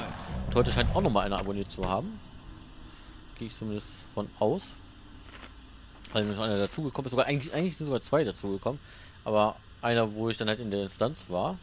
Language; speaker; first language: German; native; German